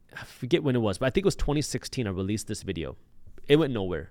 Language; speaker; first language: English; early bilingual, other home language; Punjabi